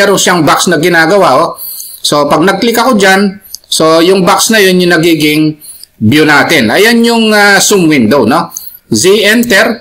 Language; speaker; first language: Filipino; native; Filipino